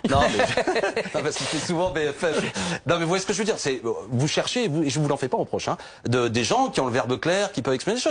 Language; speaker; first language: French; native; French